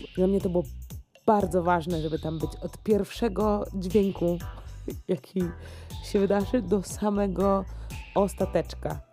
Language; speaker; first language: Polish; native; Polish